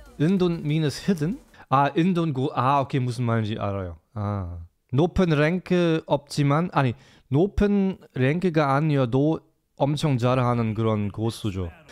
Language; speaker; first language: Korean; non-native, fluent; German